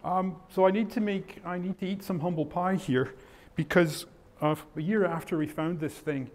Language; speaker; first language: English; native; English